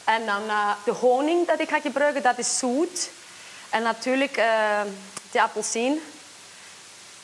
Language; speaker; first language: Dutch; non-native, fluent; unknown